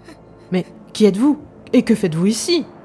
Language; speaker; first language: French; native; French